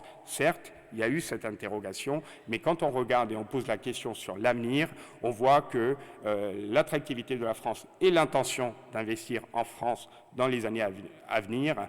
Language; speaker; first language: French; native; French